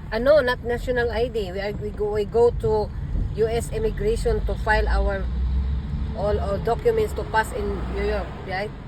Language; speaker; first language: English; non-native, local second language; Cebuano